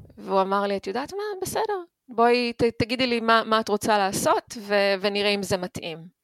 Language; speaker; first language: Hebrew; native; Hebrew